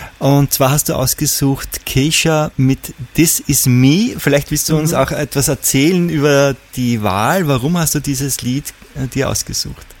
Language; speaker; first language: German; native; German